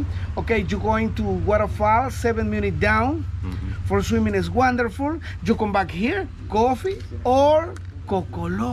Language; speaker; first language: English; non-native, learner; Spanish